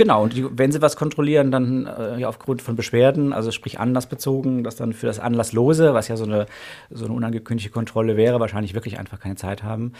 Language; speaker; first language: German; native; German